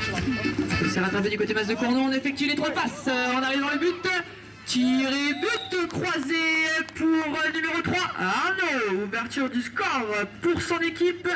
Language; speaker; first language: French; native; French